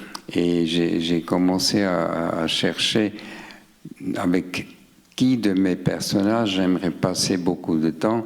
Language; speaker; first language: French; non-native, local second language; German